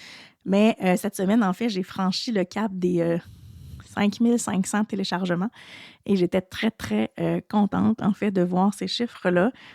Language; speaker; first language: French; native; French